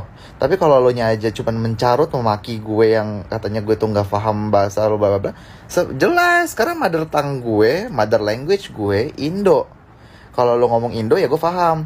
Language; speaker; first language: Indonesian; native; Indonesian